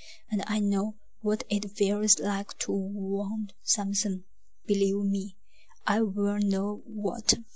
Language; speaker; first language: English; non-native, learner; Chinese